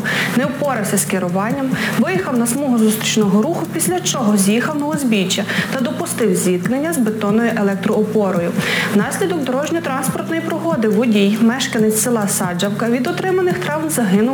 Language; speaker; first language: Ukrainian; native; Ukrainian